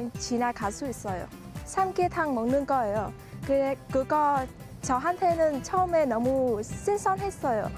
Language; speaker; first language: Korean; non-native, learner; Vietnamese